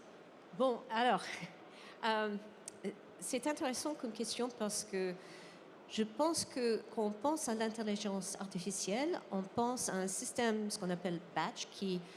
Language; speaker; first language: French; non-native, fluent; English